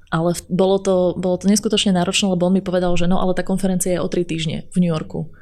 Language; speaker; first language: Slovak; native; Slovak